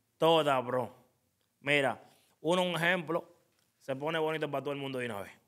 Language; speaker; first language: Spanish; native; Spanish